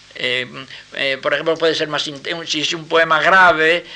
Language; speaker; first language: Spanish; native; Spanish